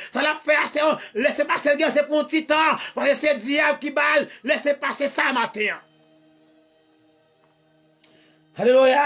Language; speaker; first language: French; non-native, learner; Haitian Creole